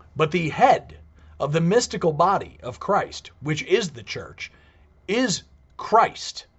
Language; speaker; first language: English; native; English